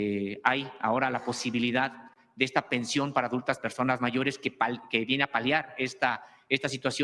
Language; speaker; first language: Spanish; native; Spanish